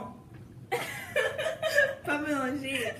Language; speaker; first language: French; non-native, learner; English